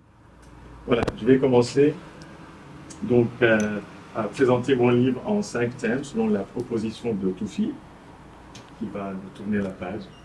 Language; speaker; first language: French; non-native, local second language; Arabic